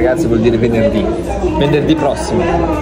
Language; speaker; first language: Italian; native; Italian